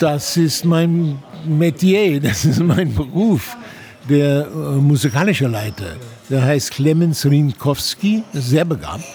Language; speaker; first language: German; non-native, fluent; English